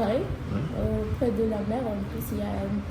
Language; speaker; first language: French; non-native, learner; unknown